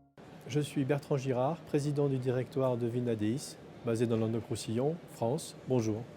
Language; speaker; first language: French; native; French